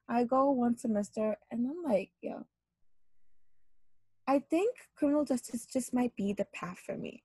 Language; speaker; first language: English; non-native, local second language; Hausa